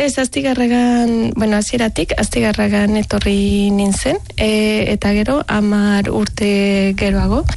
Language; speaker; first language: Basque; non-native, learner; Spanish